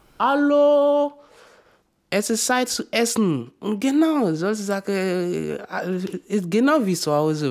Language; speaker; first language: German; non-native, fluent; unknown